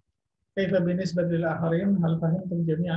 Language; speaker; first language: Arabic; non-native, fluent; Indonesian